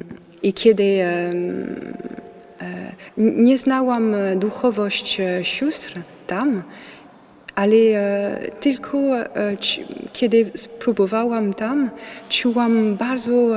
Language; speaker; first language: Polish; non-native, learner; French